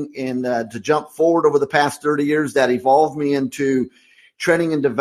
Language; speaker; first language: English; native; English